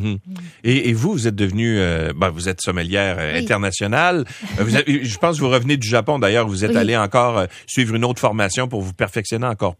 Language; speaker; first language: French; native; French